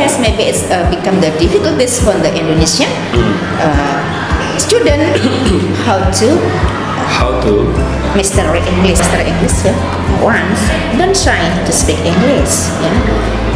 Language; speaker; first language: English; non-native, learner; Indonesian